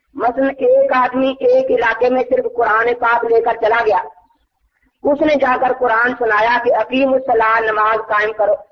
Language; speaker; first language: Urdu; non-native, local second language; Punjabi